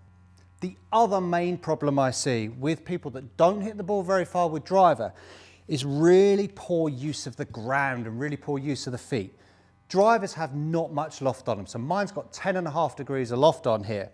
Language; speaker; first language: English; native; English